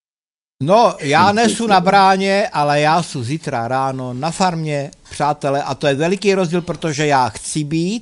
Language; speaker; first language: Czech; native; Czech